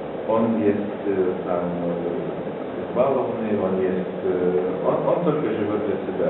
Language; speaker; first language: Russian; non-native, fluent; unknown